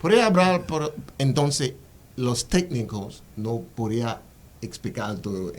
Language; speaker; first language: Spanish; non-native, learner; Haitian Creole